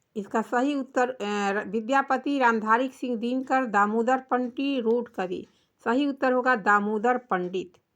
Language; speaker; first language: Hindi; native; Hindi